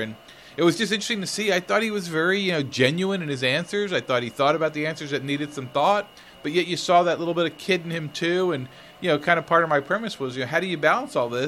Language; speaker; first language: English; native; English